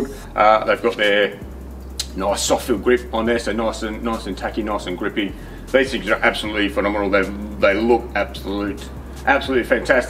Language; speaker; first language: English; native; English